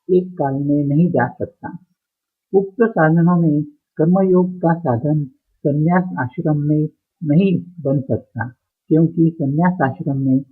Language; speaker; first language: Hindi; non-native, local second language; Marathi